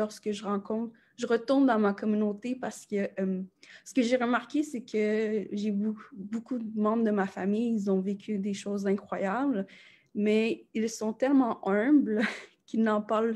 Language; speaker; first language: French; native; French